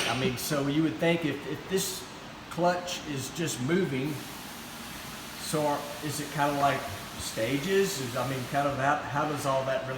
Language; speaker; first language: English; native; English